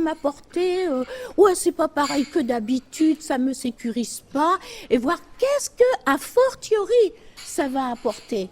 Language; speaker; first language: French; native; French